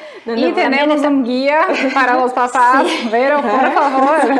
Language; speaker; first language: Spanish; non-native, fluent; Portuguese